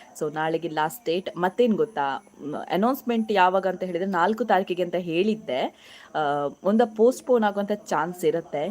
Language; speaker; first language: Kannada; non-native, local second language; Tulu